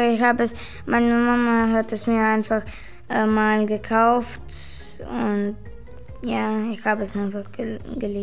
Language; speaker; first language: German; non-native, local second language; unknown